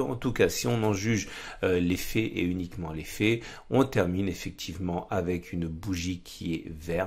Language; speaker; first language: French; native; French